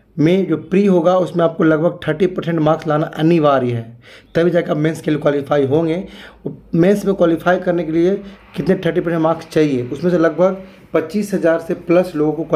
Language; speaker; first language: Hindi; native; Hindi